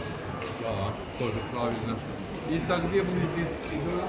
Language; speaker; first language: Russian; non-native, learner; Turkish